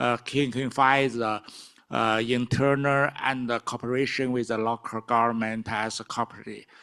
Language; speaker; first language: English; non-native, learner; Chinese